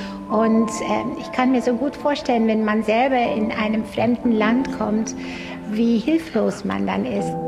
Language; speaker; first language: German; non-native, fluent; Dutch